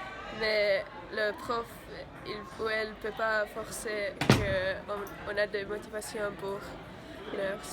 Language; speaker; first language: French; non-native, fluent; Finnish